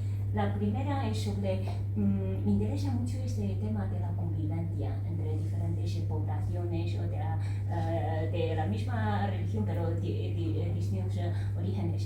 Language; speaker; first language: Spanish; non-native, learner; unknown